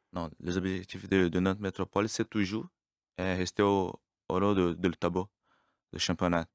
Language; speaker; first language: French; non-native, learner; Portuguese